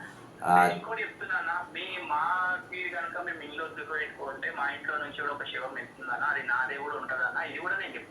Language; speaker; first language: Telugu; native; Telugu